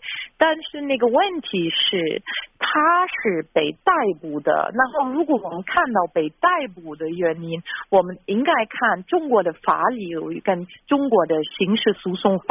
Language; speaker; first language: Chinese; non-native, fluent; German